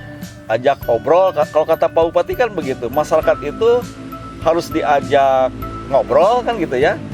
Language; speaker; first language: Indonesian; non-native, local second language; Sundanese